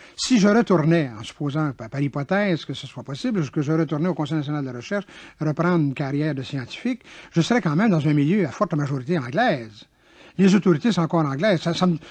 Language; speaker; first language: French; native; French